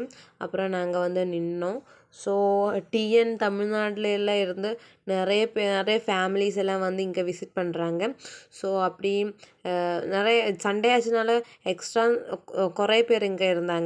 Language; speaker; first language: Tamil; non-native, local second language; Malayalam